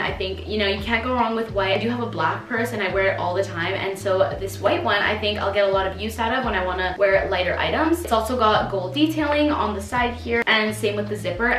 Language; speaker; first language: English; native; English